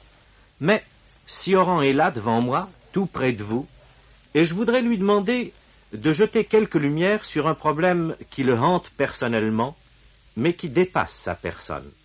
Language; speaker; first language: French; native; French